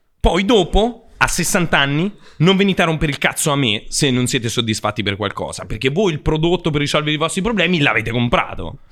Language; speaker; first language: Italian; native; Italian